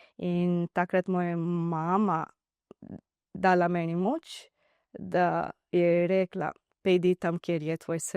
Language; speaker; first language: Slovenian; non-native, learner; Divehi